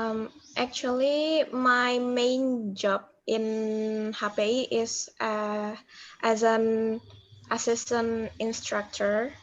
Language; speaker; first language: English; non-native, learner; Indonesian